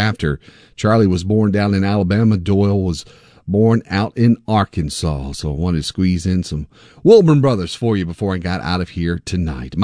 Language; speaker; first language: English; native; English